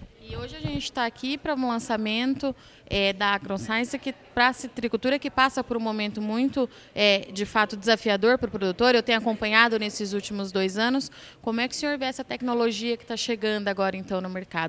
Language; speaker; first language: Portuguese; native; Portuguese